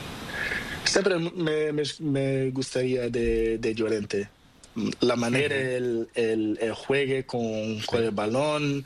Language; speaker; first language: Spanish; non-native, learner; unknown